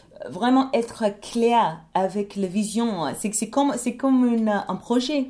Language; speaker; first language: French; non-native, learner; English